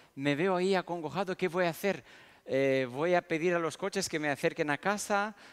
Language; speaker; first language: Spanish; early bilingual, other home language; Romanian